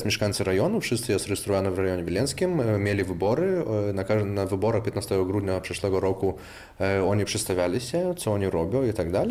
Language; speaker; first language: Polish; non-native, local second language; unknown